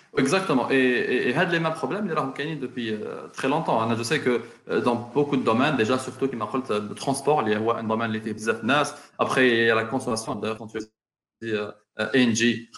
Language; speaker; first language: French; non-native, local second language; Arabic